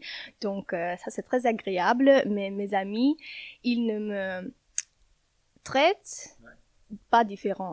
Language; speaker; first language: French; non-native, learner; Dutch